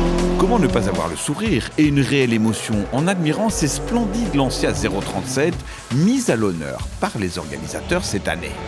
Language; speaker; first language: French; native; French